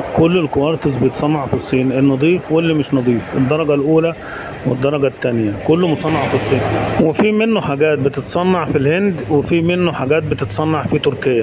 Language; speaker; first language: Arabic; native; Arabic